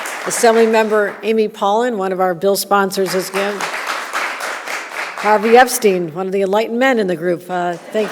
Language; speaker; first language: English; native; English